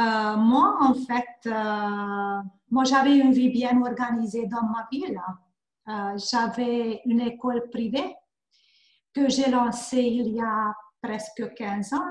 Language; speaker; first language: French; non-native, learner; Hungarian